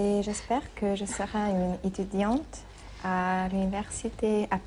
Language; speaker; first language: French; non-native, learner; Hungarian